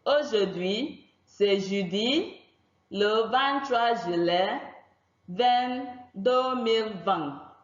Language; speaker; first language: French; non-native, fluent; Igbo